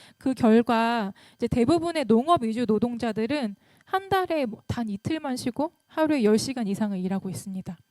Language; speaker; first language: Korean; native; Korean